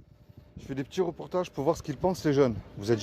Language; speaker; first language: French; native; French